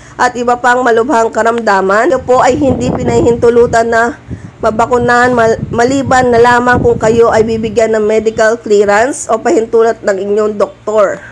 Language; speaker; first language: Filipino; native; Filipino